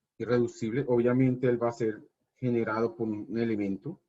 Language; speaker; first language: Spanish; native; Spanish